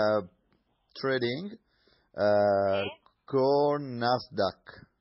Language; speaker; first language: Italian; non-native, learner; English